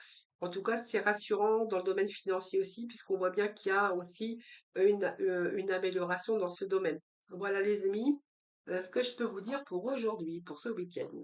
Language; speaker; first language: French; native; French